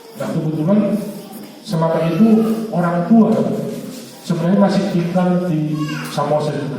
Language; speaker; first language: Indonesian; non-native, local second language; Batak Toba